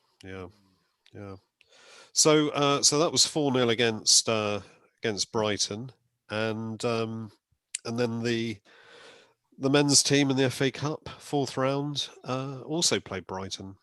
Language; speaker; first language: English; native; English